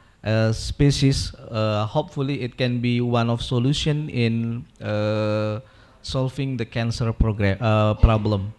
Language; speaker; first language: English; non-native, local second language; Indonesian